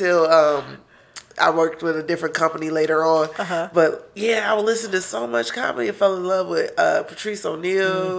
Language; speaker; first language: English; native; English